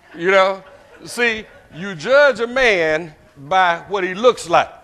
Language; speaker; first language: English; native; English